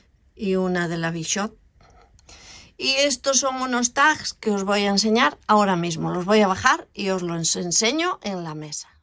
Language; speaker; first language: Spanish; native; Spanish